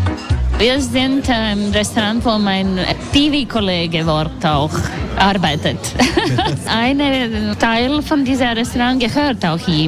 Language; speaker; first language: German; non-native, learner; Latvian